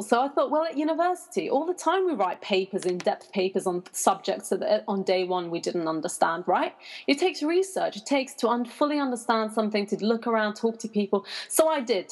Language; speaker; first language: English; non-native, fluent; Persian